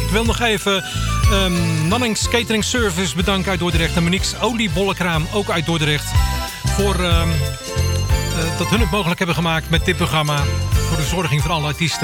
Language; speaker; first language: Dutch; native; Dutch